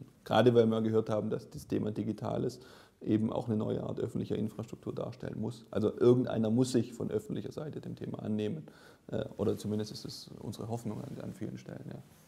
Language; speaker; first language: German; native; German